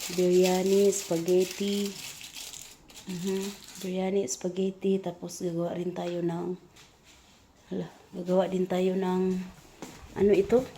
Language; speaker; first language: Filipino; non-native, local second language; Cebuano